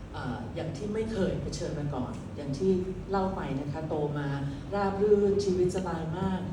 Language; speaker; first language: Thai; early bilingual, other home language; Cantonese